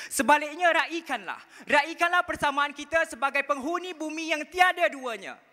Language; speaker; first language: Malay; native; Malay